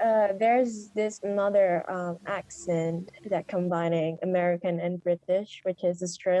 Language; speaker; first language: English; non-native, learner; Indonesian